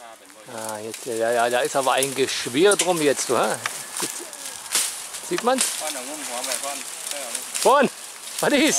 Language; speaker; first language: German; native; German